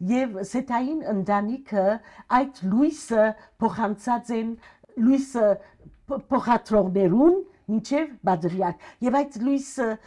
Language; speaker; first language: Armenian; early bilingual, heritage; Armenian